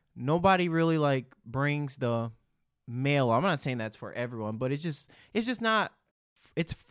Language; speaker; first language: English; native; English